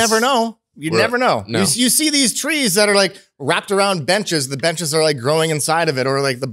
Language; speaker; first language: English; native; English